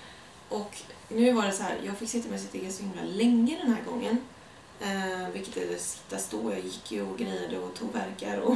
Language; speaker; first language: Swedish; native; Swedish